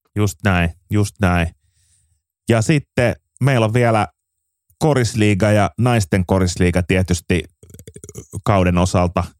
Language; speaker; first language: Finnish; native; Finnish